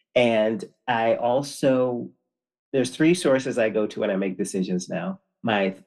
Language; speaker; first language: English; native; English